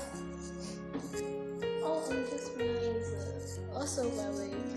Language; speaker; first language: English; non-native, learner; Somali